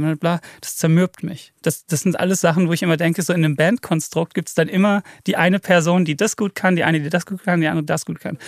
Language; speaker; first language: German; native; German